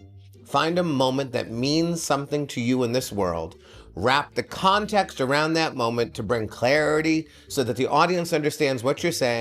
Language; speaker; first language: English; native; English